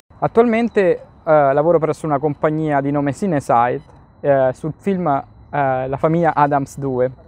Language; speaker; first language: Italian; native; Italian